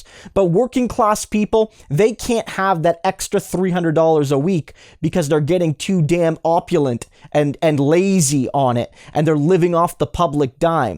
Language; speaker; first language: English; native; English